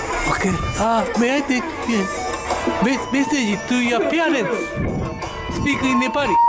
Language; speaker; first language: English; non-native, learner; Japanese